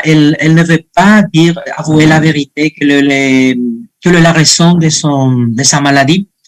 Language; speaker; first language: French; non-native, fluent; Spanish